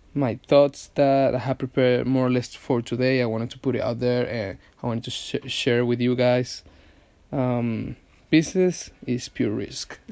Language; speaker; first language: English; non-native, fluent; Spanish